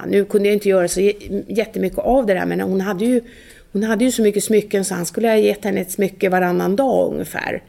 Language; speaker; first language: Swedish; native; Swedish